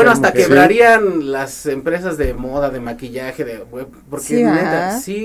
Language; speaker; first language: Spanish; native; Spanish